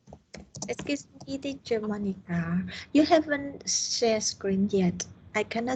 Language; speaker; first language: English; non-native, learner; Vietnamese